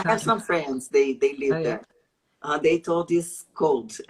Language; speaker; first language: English; non-native, learner; Portuguese